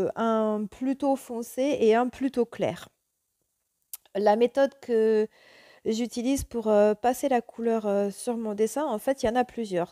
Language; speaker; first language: French; native; French